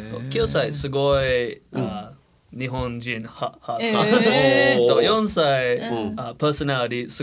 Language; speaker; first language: Japanese; non-native, learner; English